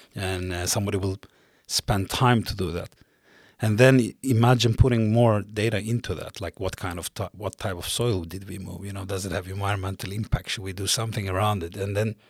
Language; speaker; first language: English; non-native, fluent; Turkish